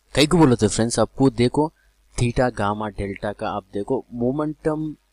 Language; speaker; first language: Hindi; non-native, local second language; Telugu